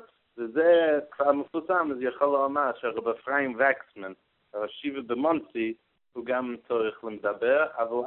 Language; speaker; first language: Hebrew; non-native, learner; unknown